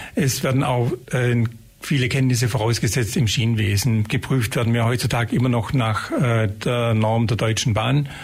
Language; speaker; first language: German; native; German